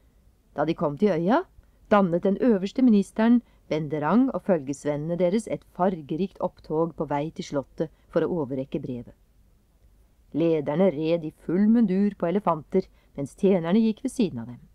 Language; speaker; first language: Norwegian; native; Norwegian